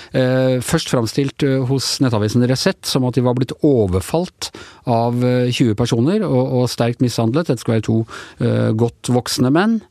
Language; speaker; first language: Norwegian; native; Norwegian